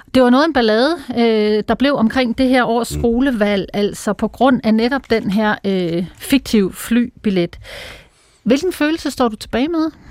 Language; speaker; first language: Danish; native; Danish